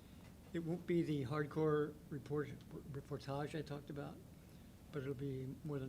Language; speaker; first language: English; native; English